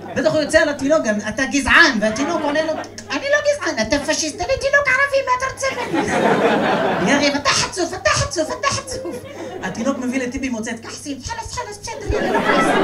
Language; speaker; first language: Hebrew; native; Hebrew